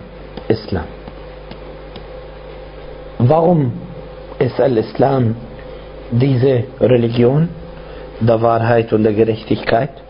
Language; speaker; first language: German; non-native, fluent; Arabic